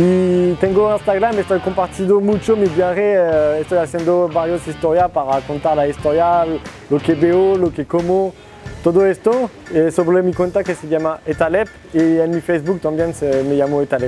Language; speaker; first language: Spanish; non-native, learner; French